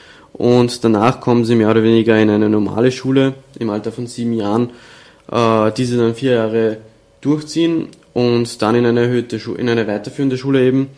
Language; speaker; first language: German; native; German